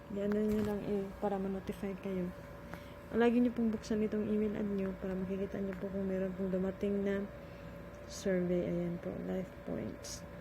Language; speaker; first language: Filipino; non-native, local second language; Cebuano